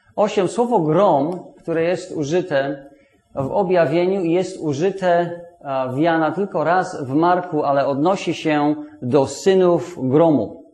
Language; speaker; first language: Polish; non-native, fluent; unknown